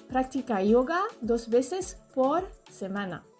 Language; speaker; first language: Spanish; non-native, fluent; French